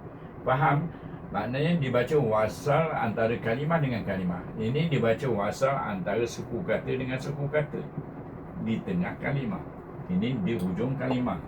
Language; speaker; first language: Malay; native; Malay